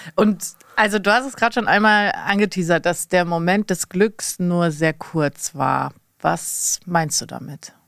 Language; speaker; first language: German; native; German